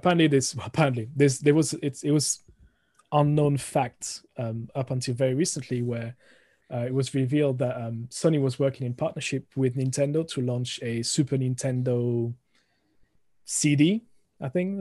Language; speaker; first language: English; non-native, fluent; French